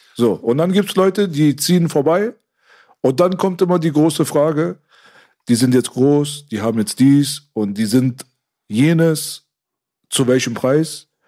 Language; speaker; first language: German; native; German